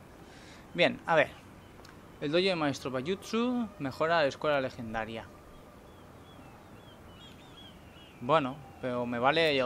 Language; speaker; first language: Spanish; native; Spanish